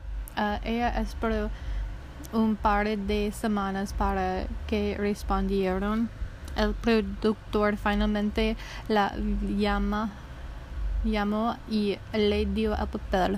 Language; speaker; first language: Spanish; non-native, learner; English